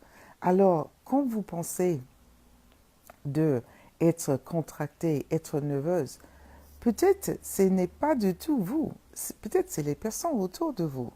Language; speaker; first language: French; non-native, fluent; English